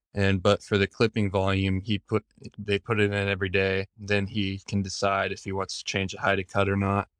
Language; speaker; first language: English; native; English